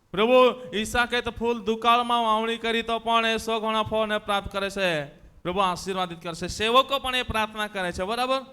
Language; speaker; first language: Gujarati; non-native, local second language; Gamit